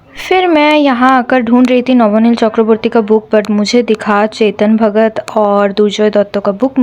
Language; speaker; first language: Hindi; non-native, local second language; Bangla